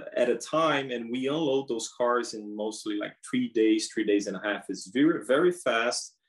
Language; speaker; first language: English; non-native, fluent; Portuguese